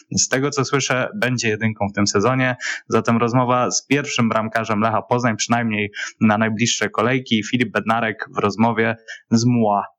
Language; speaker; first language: Polish; native; Polish